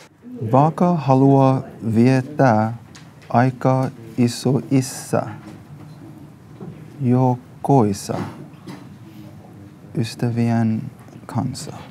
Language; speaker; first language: Finnish; non-native, learner; English